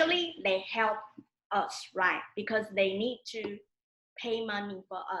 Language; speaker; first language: English; non-native, learner; Chinese